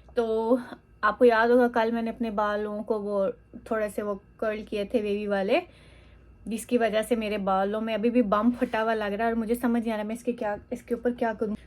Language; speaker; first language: Urdu; native; Urdu